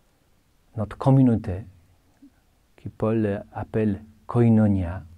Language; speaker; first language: French; non-native, fluent; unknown